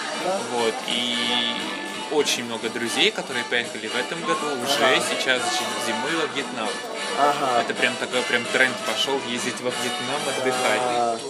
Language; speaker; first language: Russian; native; Russian